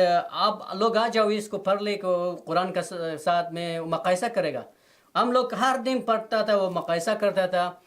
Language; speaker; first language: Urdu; non-native, learner; Persian